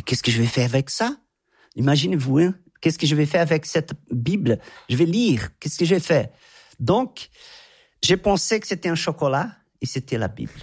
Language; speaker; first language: French; non-native, fluent; Portuguese